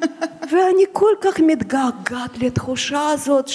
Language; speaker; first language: Hebrew; non-native, fluent; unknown